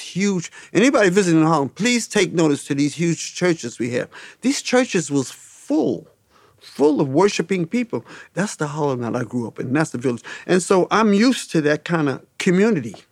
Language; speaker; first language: English; native; English